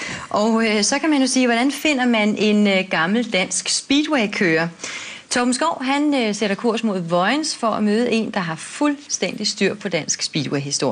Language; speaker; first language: Danish; native; Danish